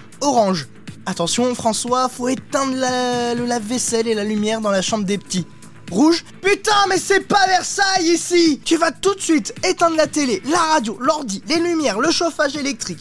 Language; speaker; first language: French; native; French